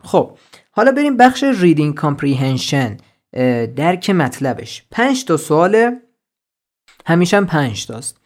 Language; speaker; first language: Persian; native; Persian